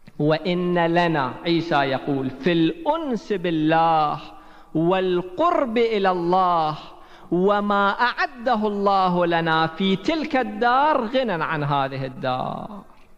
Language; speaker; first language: Arabic; native; Arabic